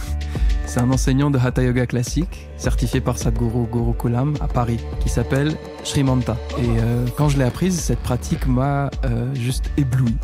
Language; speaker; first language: French; native; French